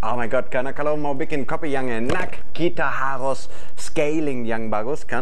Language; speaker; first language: Indonesian; non-native, fluent; German